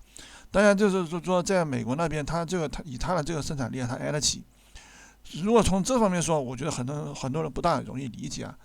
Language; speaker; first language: Chinese; native; Chinese